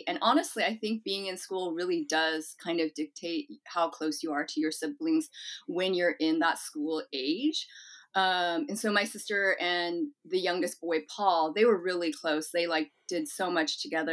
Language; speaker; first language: English; native; English